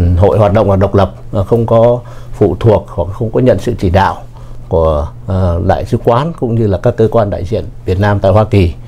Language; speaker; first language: Vietnamese; native; Vietnamese